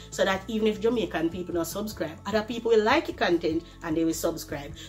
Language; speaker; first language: English; non-native, local second language; Jamaican Creole English